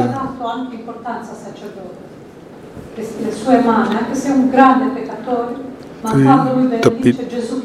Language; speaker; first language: Italian; non-native, fluent; Croatian